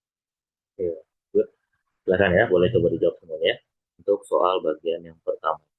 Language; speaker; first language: Indonesian; native; Indonesian